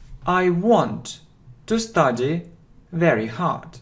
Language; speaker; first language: English; non-native, fluent; Russian